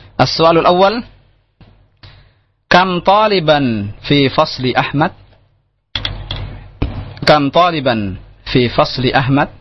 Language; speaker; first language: Arabic; non-native, fluent; Indonesian